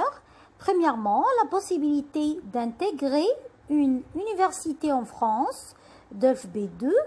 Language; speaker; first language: French; non-native, fluent; Arabic